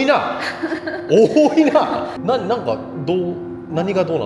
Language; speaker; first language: Japanese; native; Japanese